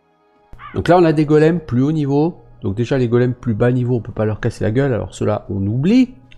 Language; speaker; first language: French; native; French